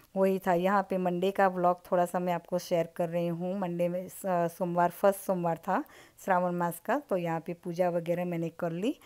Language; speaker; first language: Hindi; native; Hindi